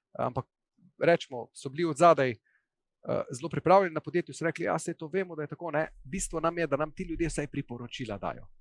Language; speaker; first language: Slovenian; native; Slovenian